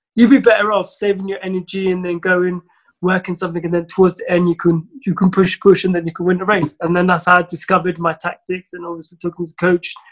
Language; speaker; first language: English; early bilingual, other home language; Somali